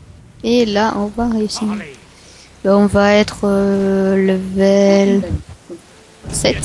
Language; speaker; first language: French; native; French